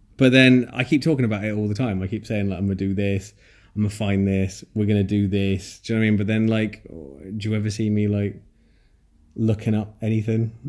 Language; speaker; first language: English; native; English